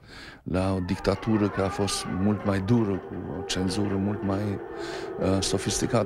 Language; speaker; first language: Romanian; non-native, fluent; Albanian